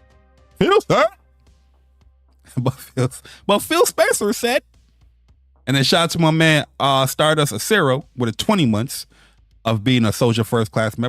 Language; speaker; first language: English; native; English